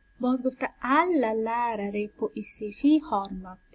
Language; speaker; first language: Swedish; non-native, fluent; Persian